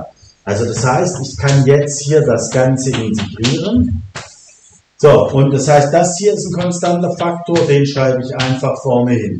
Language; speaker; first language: German; native; German